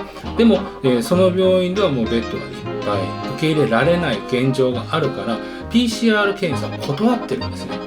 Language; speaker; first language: Japanese; native; Japanese